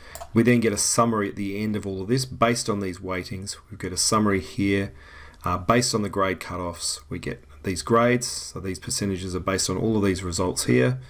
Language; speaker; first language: English; native; English